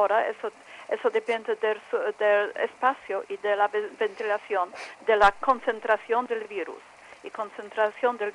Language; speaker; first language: Spanish; non-native, fluent; Polish